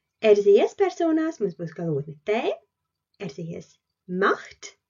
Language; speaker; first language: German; non-native, fluent; Latvian